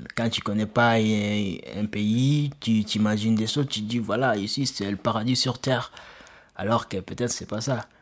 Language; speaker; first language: French; non-native, local second language; Soninke